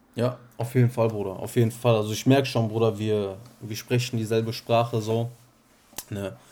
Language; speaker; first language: German; early bilingual, other home language; Turkish